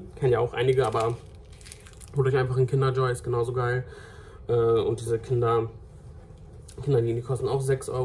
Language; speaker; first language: German; native; German